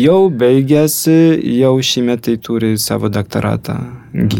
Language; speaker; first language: Lithuanian; early bilingual, heritage; Lithuanian